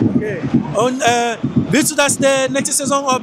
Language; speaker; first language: German; non-native, learner; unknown